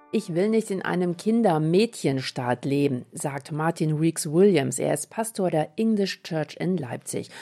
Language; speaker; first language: German; native; German